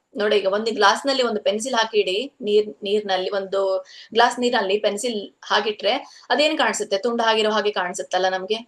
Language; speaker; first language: Kannada; native; Kannada